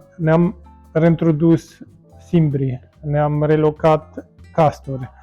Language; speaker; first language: Romanian; non-native, fluent; German